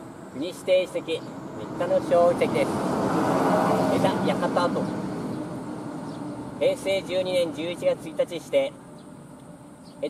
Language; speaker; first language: Japanese; native; Japanese